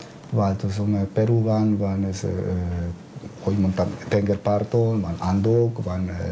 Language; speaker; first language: Hungarian; non-native, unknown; Spanish